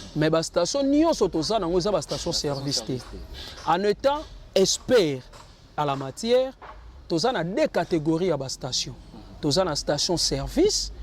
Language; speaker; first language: Lingala; non-native, local second language; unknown